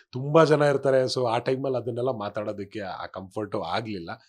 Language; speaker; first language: Kannada; non-native, local second language; Kodava